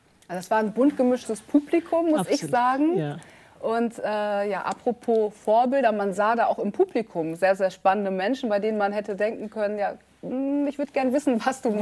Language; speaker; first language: German; native; German